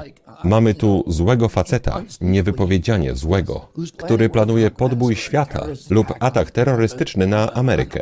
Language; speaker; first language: Polish; native; Polish